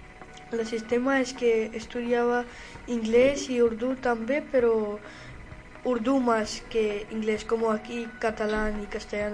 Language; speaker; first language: Spanish; non-native, learner; Urdu